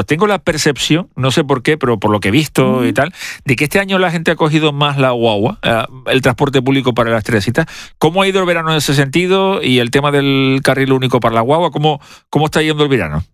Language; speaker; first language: Spanish; native; Spanish